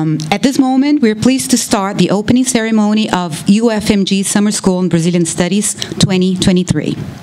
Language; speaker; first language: English; non-native, fluent; Portuguese